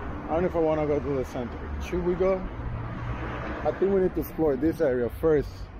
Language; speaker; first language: English; native; English